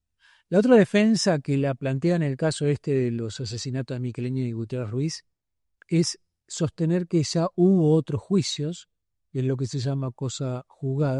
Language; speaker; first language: Spanish; native; Spanish